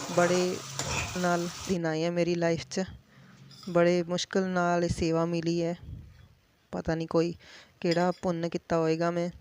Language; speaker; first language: Hindi; non-native, local second language; Punjabi